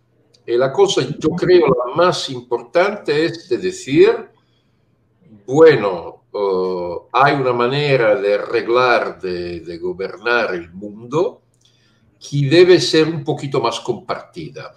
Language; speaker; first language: Spanish; non-native, fluent; Italian